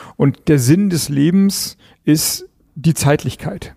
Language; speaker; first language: German; native; German